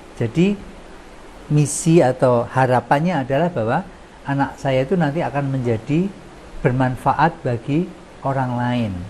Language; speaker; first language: Indonesian; non-native, local second language; Javanese